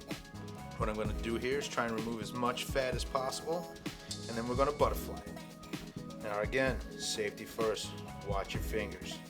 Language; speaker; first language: English; native; English